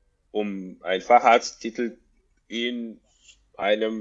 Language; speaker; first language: German; non-native, fluent; Russian